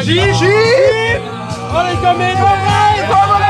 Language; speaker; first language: German; native; German